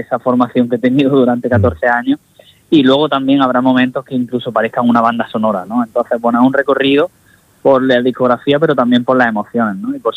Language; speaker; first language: Spanish; native; Spanish